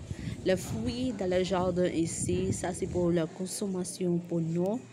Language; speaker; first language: French; non-native, learner; Filipino